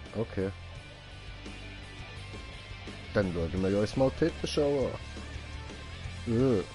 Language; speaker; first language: German; native; German